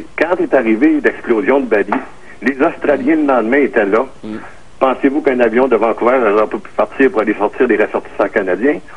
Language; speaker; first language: French; native; French